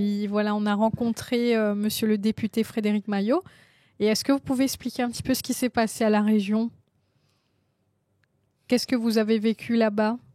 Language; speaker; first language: French; native; French